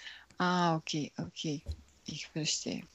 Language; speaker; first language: German; non-native, learner; French